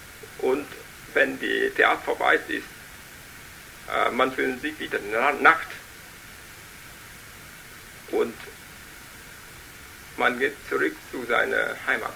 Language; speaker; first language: German; non-native, learner; Vietnamese